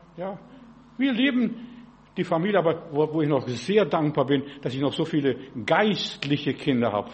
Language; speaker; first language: German; non-native, fluent; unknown